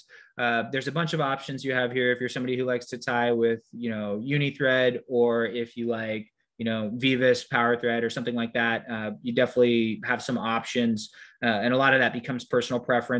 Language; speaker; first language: English; native; English